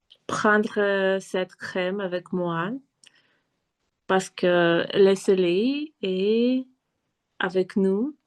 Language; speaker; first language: French; non-native, learner; Russian